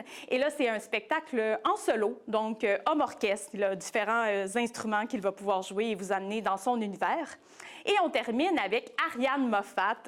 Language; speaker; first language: French; native; French